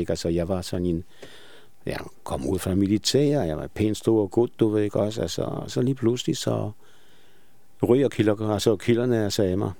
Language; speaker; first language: Danish; non-native, fluent; Polish